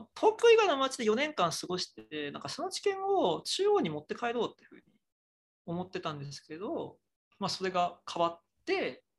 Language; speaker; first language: Japanese; native; Japanese